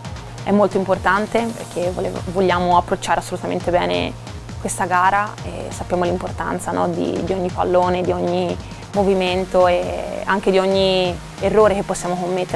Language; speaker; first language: Italian; native; Italian